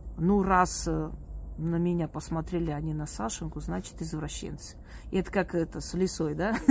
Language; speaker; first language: Russian; native; Russian